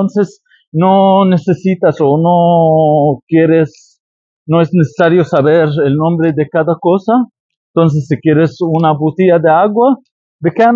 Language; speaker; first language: Spanish; non-native, fluent; Arabic